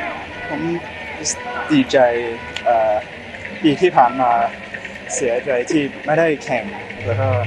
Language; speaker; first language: Thai; early bilingual, heritage; Thai